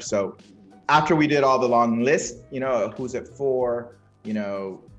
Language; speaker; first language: English; non-native, fluent; Spanish